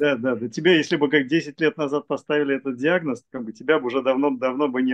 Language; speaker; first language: Russian; native; Russian